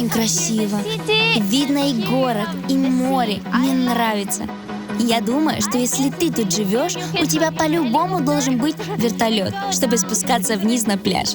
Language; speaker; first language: Russian; native; Russian